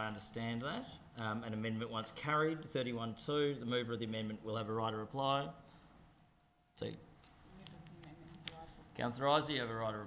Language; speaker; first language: English; native; English